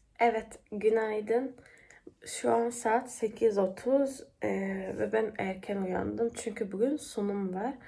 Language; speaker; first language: Turkish; early bilingual, heritage; Turkish